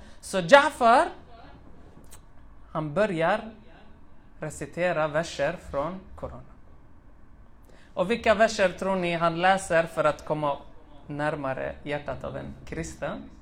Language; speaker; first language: Swedish; early bilingual, other home language; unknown